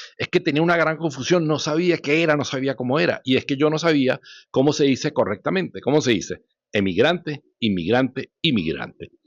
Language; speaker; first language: Spanish; early bilingual, other home language; Hebrew